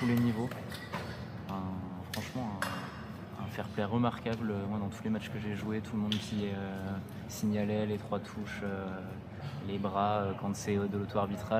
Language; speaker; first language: French; native; French